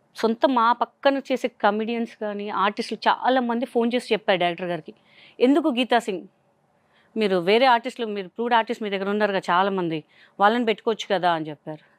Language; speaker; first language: Telugu; non-native, local second language; Hindi